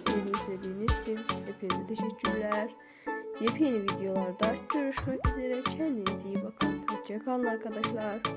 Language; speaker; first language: Turkish; native; Turkish